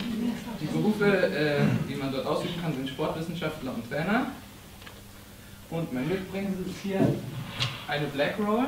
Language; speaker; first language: German; native; German